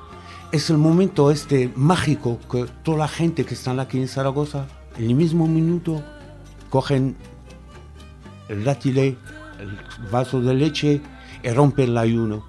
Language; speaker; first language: Spanish; non-native, fluent; Arabic